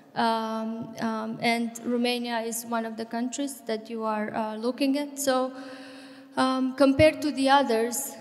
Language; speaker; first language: English; non-native, fluent; Romanian